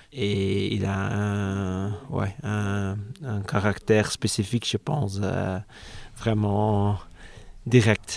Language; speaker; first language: French; non-native, local second language; Dutch